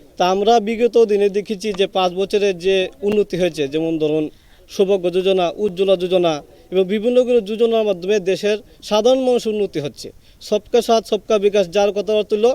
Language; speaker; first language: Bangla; native; Bangla